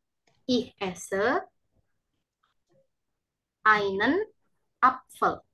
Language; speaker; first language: German; non-native, fluent; Indonesian